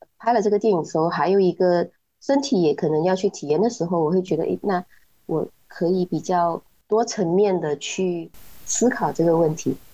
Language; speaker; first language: Chinese; native; Chinese